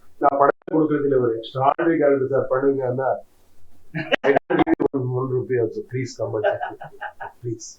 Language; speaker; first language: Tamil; non-native, learner; Kannada